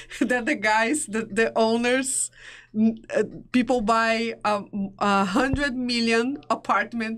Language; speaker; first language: English; non-native, fluent; Portuguese